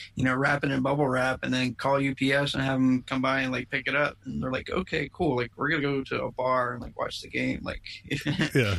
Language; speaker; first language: English; native; English